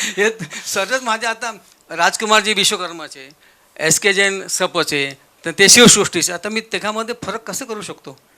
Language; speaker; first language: Marathi; non-native, local second language; Marwari